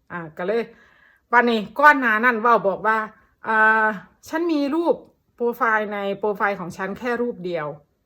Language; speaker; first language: Thai; native; Thai